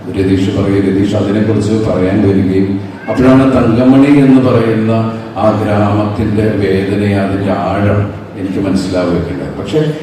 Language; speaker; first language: Malayalam; native; Malayalam